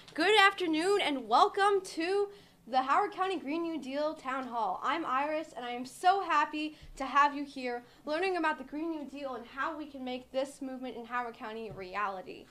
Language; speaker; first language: English; native; English